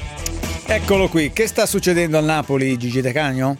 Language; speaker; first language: Italian; native; Italian